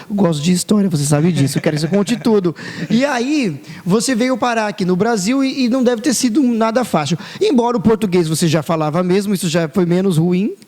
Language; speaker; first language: Portuguese; native; Portuguese